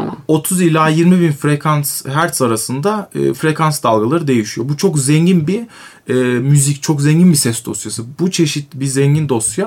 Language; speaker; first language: Turkish; native; Turkish